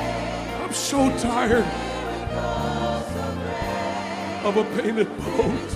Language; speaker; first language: English; native; English